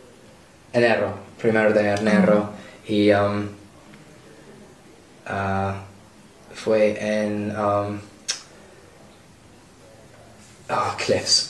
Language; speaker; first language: Spanish; non-native, learner; English